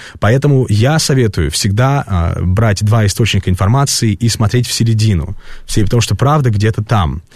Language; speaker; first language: Russian; early bilingual, heritage; Russian